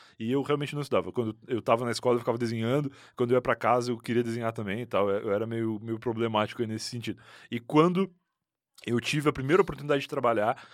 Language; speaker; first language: Portuguese; native; Portuguese